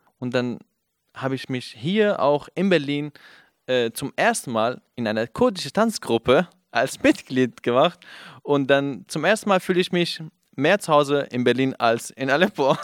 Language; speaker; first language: German; non-native, fluent; Kurdish